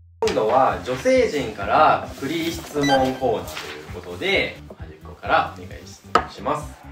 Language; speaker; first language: Japanese; native; Japanese